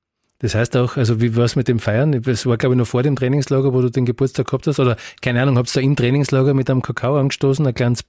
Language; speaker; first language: German; native; German